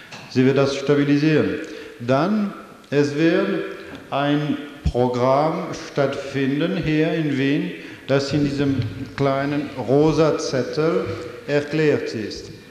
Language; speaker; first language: German; non-native, fluent; French